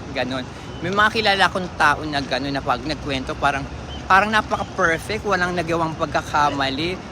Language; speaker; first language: Filipino; native; Filipino